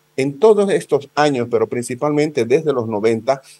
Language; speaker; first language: Spanish; native; Spanish